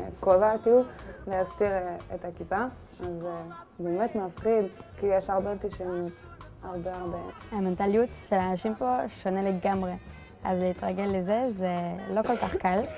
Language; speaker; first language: Hebrew; non-native, learner; French